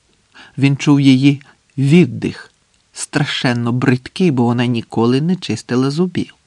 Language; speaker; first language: Ukrainian; native; Ukrainian